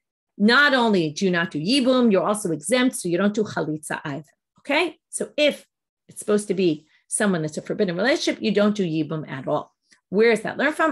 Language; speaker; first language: English; native; English